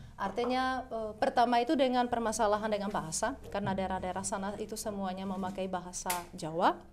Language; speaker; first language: Indonesian; non-native, fluent; Czech